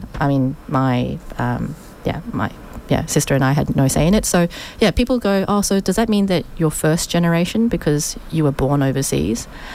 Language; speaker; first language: English; non-native, local second language; Cantonese